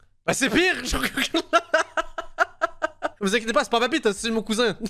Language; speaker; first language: French; native; French